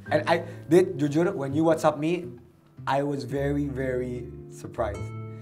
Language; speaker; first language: English; early bilingual, other home language; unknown